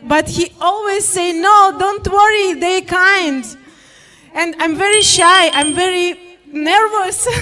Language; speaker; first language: English; non-native, learner; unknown